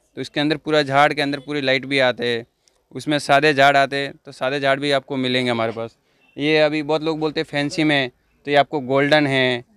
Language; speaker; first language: Hindi; non-native, local second language; Urdu